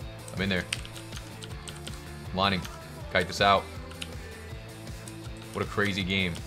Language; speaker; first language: English; native; English